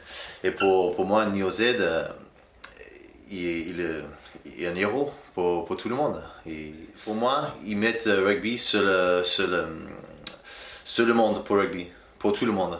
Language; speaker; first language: French; non-native, learner; English